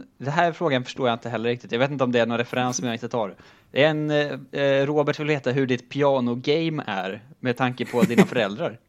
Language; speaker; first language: Swedish; native; Swedish